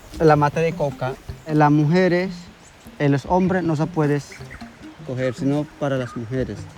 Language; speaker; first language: Spanish; non-native, local second language; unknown